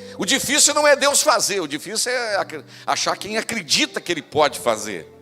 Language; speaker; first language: Portuguese; native; Portuguese